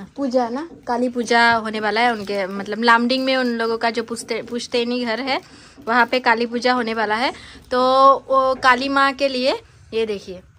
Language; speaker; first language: Hindi; non-native, local second language; Bangla